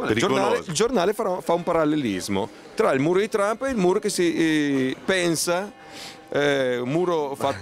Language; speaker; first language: Italian; native; Italian